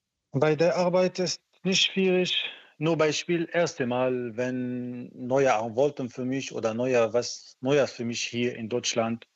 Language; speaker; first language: German; non-native, learner; Arabic